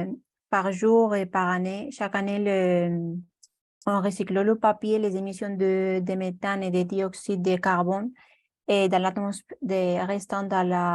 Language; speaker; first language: French; non-native, learner; Spanish